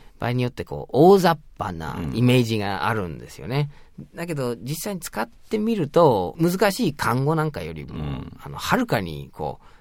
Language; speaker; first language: Japanese; non-native, fluent; English